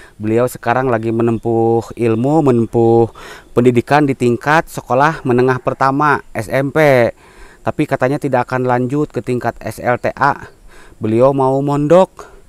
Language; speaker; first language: Indonesian; non-native, local second language; Sundanese